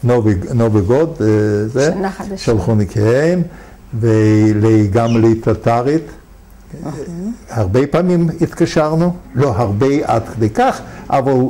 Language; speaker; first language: Hebrew; non-native, fluent; Yiddish